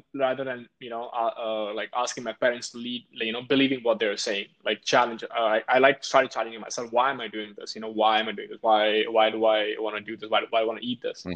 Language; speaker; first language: English; non-native, local second language; Hindi